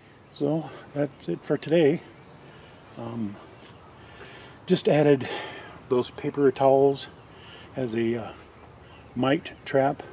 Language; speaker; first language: English; native; English